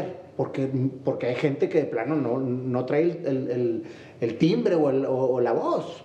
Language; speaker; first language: Spanish; native; Spanish